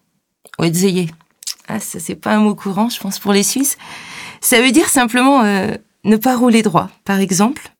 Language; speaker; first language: French; native; French